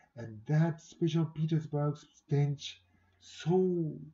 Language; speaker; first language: English; non-native, fluent; Japanese